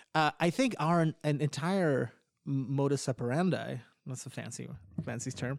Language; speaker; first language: English; early bilingual, other home language; Ukrainian